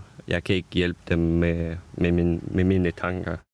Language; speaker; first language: Danish; non-native, fluent; Ukrainian